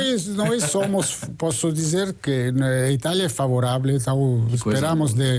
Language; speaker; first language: Portuguese; non-native, fluent; Italian